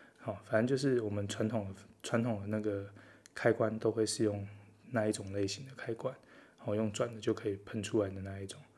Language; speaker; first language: Chinese; native; Chinese